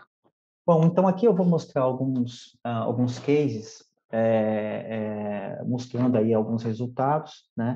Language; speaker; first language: Portuguese; native; Portuguese